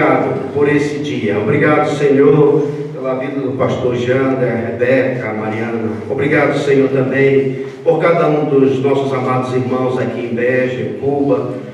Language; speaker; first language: Portuguese; native; Portuguese